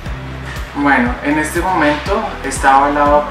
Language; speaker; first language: Spanish; native; Spanish